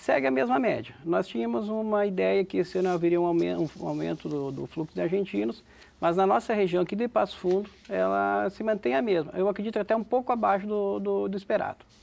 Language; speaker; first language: Portuguese; native; Portuguese